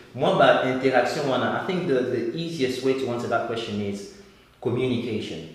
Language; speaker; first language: English; non-native, fluent; Lingala